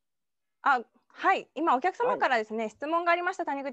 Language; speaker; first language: Japanese; native; Japanese